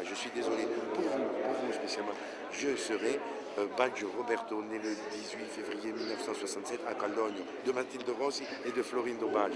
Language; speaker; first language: French; native; French